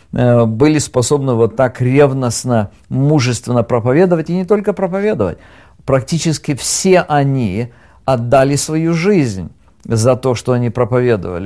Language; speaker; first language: Russian; native; Russian